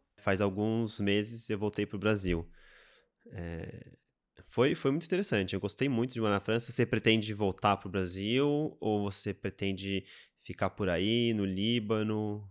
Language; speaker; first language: Portuguese; native; Portuguese